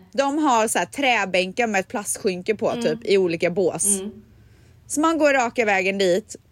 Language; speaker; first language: Swedish; native; Swedish